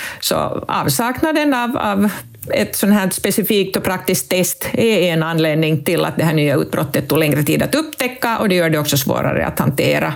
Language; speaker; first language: Swedish; non-native, local second language; Finnish